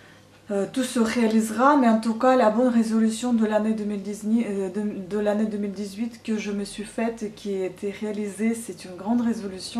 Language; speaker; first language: French; non-native, fluent; Russian